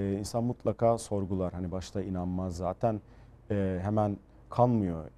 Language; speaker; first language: Turkish; early bilingual, heritage; Turkish